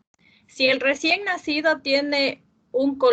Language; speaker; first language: Spanish; native; Spanish